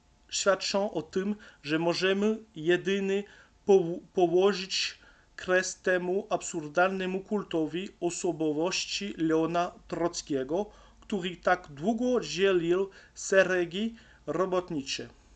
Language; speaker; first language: Polish; non-native, learner; French